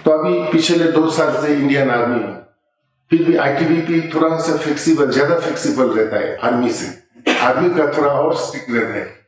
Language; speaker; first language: Hindi; non-native, local second language; Ladakhi